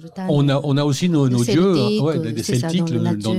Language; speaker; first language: French; native; French